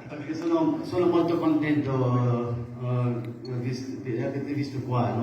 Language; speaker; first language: Italian; non-native, learner; Nepali